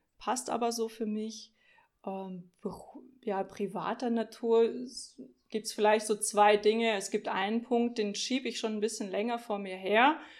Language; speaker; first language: German; early bilingual, other home language; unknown